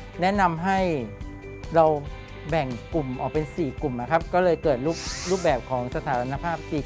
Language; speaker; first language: Thai; native; Thai